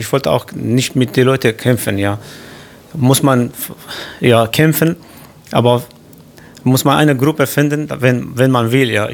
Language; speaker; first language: German; non-native, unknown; Kurdish